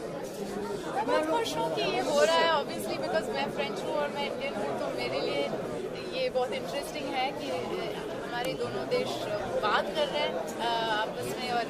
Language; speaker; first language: Hindi; non-native, local second language; French